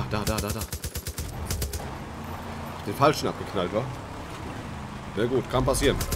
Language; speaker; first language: German; native; German